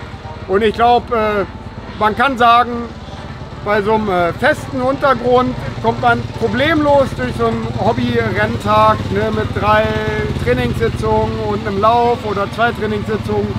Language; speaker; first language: German; native; German